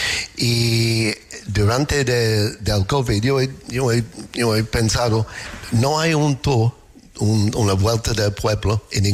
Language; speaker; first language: Spanish; non-native, learner; English